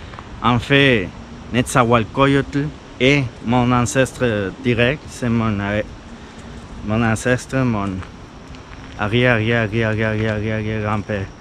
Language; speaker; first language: French; non-native, fluent; Spanish